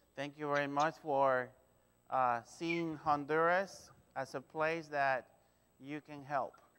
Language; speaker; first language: English; non-native, fluent; Spanish